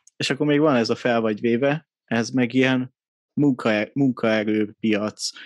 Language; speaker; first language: Hungarian; native; Hungarian